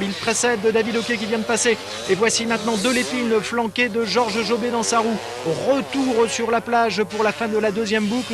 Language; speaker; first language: French; native; French